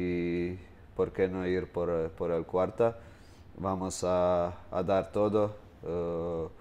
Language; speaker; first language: Spanish; non-native, fluent; Croatian